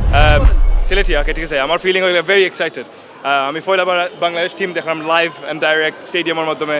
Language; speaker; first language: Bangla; early bilingual, heritage; Sylheti